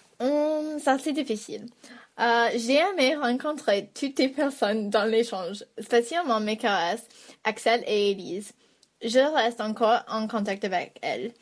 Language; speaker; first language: French; non-native, fluent; English